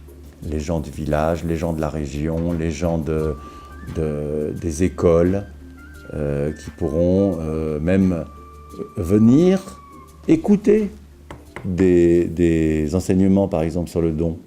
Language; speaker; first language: French; native; French